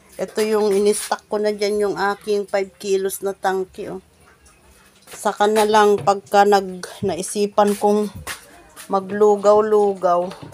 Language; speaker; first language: Filipino; non-native, local second language; Iloko